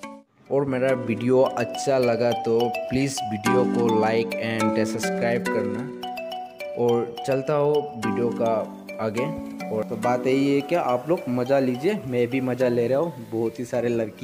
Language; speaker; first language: Hindi; non-native, local second language; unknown